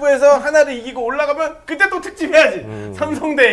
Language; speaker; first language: Korean; native; Korean